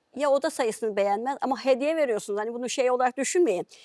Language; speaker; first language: Turkish; native; Turkish